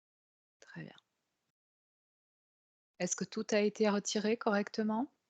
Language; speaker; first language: French; native; French